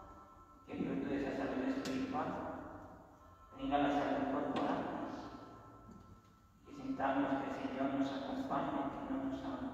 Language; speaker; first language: Spanish; native; Spanish